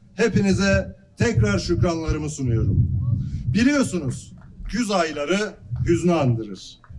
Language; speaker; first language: Turkish; native; Turkish